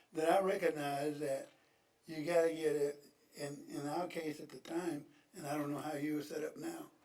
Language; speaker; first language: English; native; English